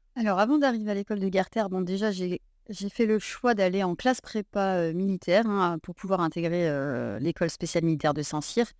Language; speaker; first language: French; native; French